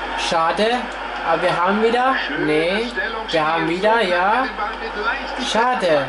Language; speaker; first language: German; non-native, fluent; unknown